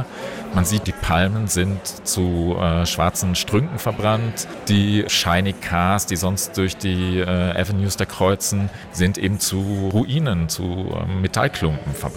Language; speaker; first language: German; native; German